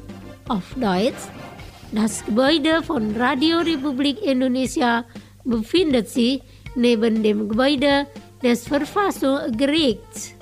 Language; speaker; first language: German; non-native, fluent; Indonesian